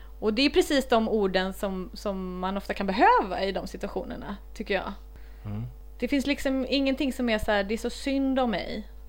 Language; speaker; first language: Swedish; early bilingual, other home language; Icelandic